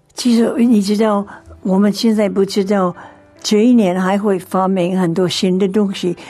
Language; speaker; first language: Chinese; non-native, fluent; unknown